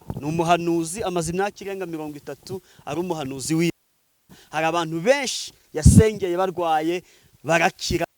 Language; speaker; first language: Kinyarwanda; native; Kinyarwanda